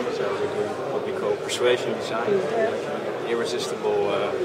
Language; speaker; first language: English; non-native, fluent; Dutch